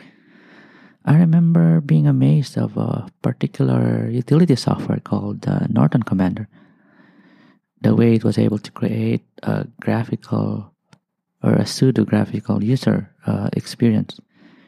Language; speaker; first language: English; non-native, local second language; Bikol